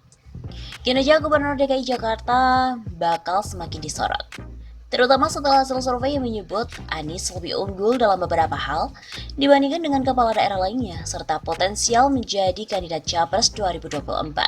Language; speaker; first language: Indonesian; native; Indonesian